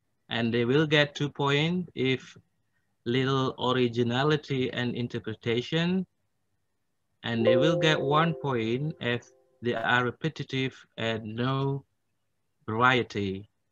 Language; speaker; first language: English; non-native, fluent; Indonesian